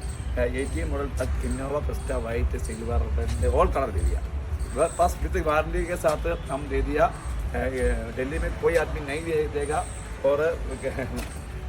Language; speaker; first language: Hindi; non-native, local second language; Malayalam